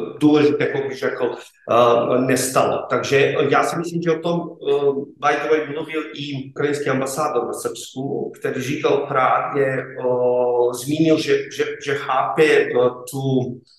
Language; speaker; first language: Czech; non-native, fluent; Serbian